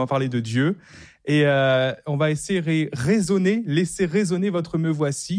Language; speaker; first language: French; native; French